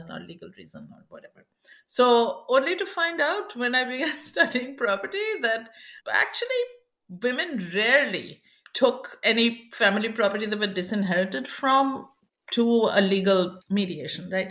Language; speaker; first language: English; non-native, local second language; Bangla